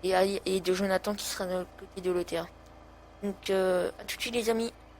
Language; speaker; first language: French; native; French